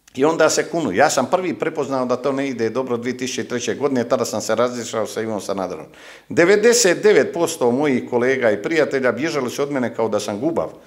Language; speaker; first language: Croatian; native; Croatian